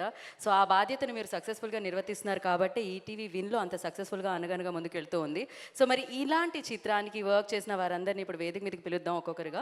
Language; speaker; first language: Telugu; native; Telugu